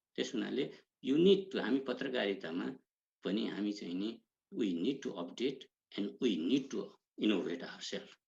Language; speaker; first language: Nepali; native; Nepali